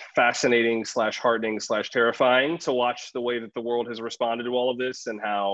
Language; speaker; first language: English; native; English